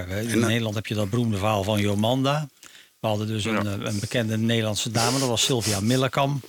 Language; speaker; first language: Dutch; native; Dutch